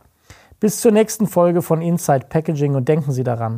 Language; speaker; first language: German; native; German